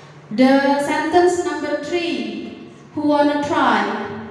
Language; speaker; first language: English; non-native, fluent; Indonesian